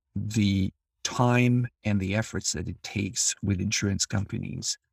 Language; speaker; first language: English; non-native, fluent; Albanian